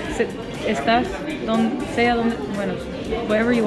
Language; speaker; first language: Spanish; non-native, fluent; Dutch